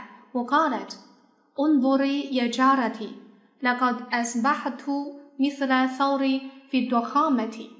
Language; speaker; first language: Arabic; non-native, fluent; Chinese